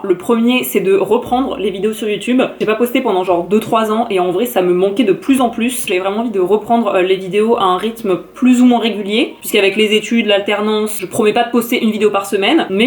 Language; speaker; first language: French; native; French